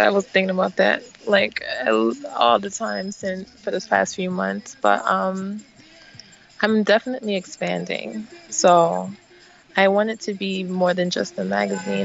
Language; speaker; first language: English; native; English